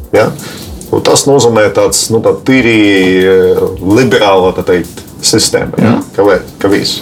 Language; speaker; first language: Latvian; non-native, local second language; Russian